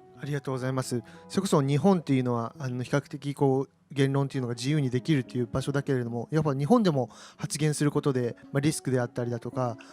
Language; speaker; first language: Japanese; native; Japanese